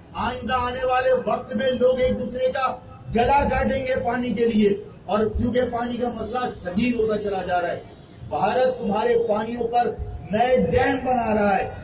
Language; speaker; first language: Urdu; native; Urdu